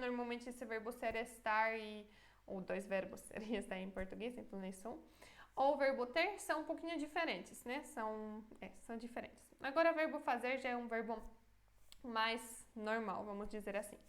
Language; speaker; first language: Portuguese; non-native, fluent; Polish